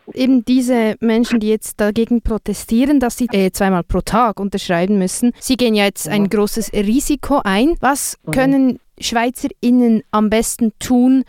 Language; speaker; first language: German; native; German